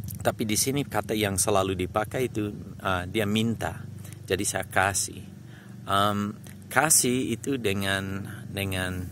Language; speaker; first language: Indonesian; non-native, fluent; English